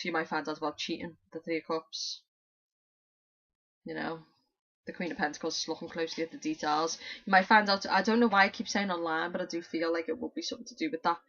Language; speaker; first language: English; native; English